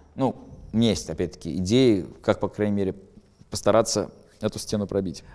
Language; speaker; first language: Russian; native; Russian